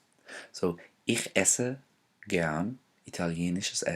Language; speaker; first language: German; non-native, fluent; English